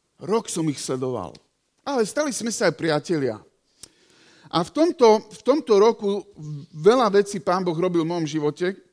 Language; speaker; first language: Slovak; native; Slovak